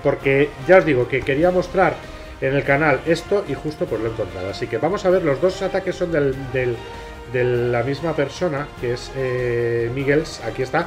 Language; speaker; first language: Spanish; native; Spanish